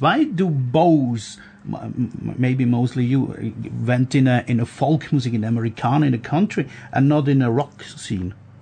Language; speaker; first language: English; non-native, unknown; German